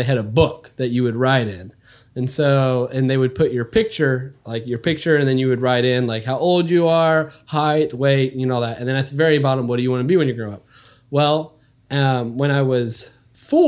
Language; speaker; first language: English; native; English